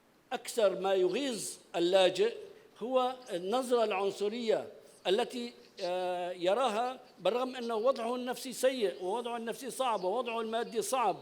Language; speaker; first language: Arabic; native; Arabic